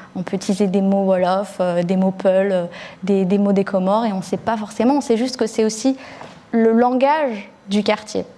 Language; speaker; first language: French; early bilingual, other home language; Arabic